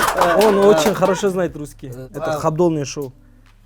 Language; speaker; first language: Russian; non-native, local second language; Kazakh